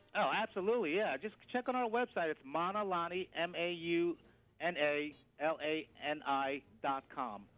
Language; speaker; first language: English; native; English